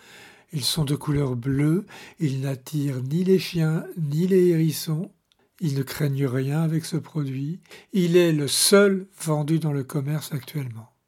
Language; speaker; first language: French; native; French